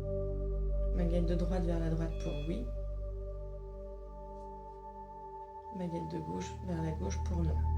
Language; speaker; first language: French; native; French